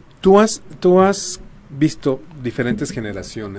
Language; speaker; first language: Spanish; native; Spanish